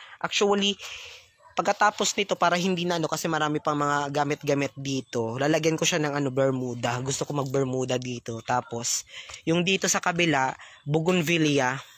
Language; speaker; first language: Filipino; non-native, local second language; Cebuano